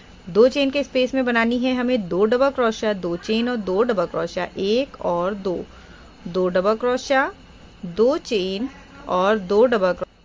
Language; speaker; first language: Hindi; native; Hindi